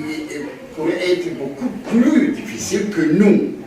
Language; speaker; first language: French; non-native, fluent; Greek